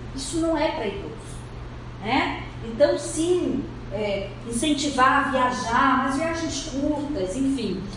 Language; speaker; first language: Portuguese; native; Portuguese